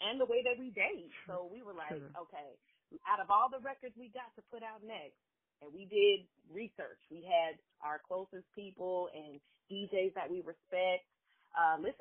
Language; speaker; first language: English; native; English